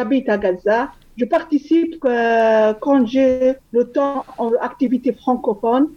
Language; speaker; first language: French; non-native, fluent; Arabic